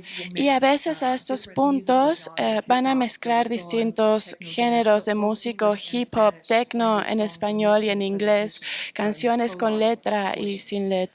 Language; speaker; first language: Spanish; non-native, fluent; English